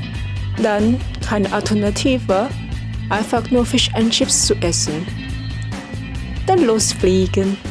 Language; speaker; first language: German; non-native, learner; Thai